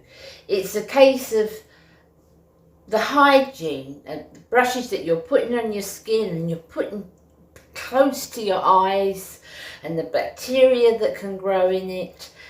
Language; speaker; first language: English; native; English